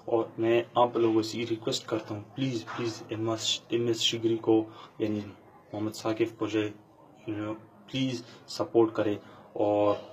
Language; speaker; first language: Urdu; non-native, local second language; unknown